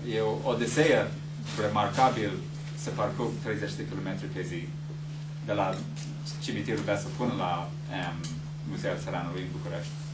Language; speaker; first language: Romanian; non-native, fluent; English